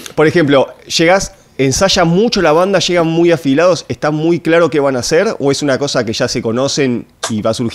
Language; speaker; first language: Spanish; native; Spanish